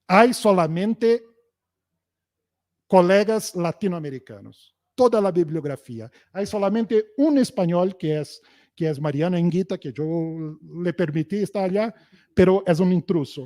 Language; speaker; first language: Spanish; non-native, fluent; Portuguese